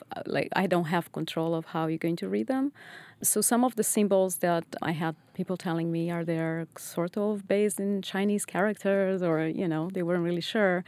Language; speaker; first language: English; non-native, fluent; Portuguese